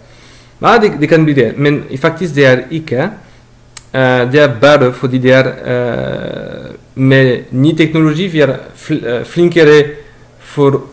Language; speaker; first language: Norwegian; non-native, fluent; French